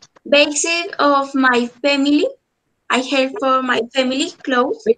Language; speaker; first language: English; non-native, learner; Spanish